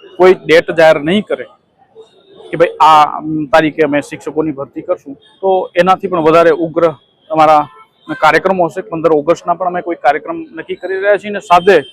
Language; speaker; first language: Gujarati; non-native, local second language; Kachhi